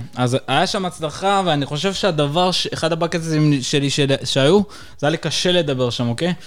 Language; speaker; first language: Hebrew; early bilingual, other home language; Russian